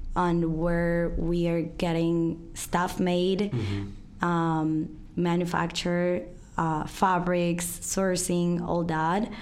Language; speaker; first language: English; non-native, fluent; Spanish